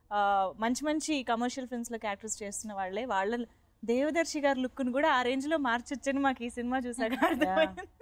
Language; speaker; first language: Telugu; native; Telugu